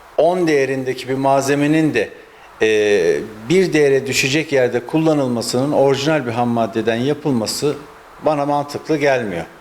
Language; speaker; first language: Turkish; early bilingual, heritage; Turkish